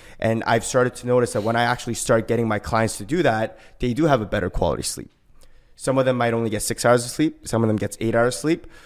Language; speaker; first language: English; early bilingual, other home language; Korean